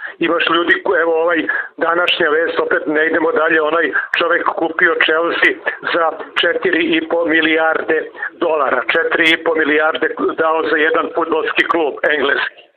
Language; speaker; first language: Serbian; native; Serbian